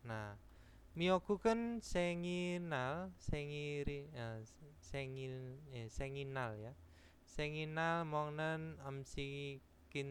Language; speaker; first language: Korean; non-native, fluent; Indonesian